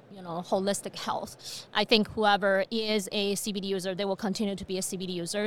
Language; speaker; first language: English; non-native, fluent; Chinese